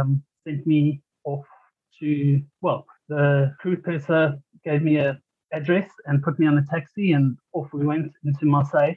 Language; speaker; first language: English; native; English